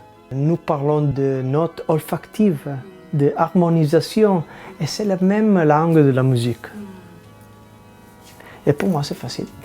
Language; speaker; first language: French; non-native, learner; Italian